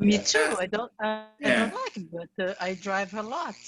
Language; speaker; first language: English; non-native, learner; Portuguese